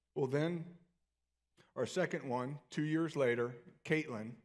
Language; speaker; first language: English; native; English